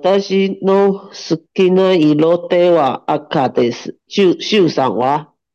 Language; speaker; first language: Japanese; non-native, learner; Chinese